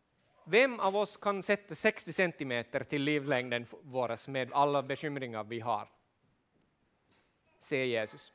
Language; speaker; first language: Swedish; non-native, local second language; Finnish